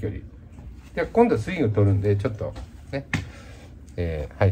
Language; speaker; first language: Japanese; native; Japanese